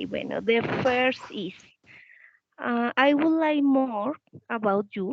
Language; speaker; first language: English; non-native, learner; Spanish